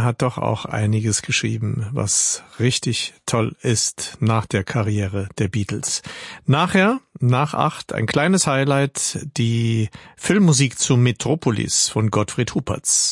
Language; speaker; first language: German; native; German